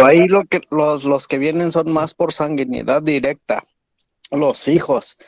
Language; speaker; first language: Spanish; native; Spanish